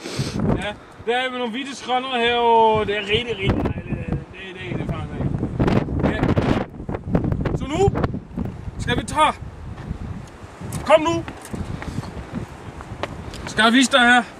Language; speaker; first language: Norwegian; non-native, learner; Swedish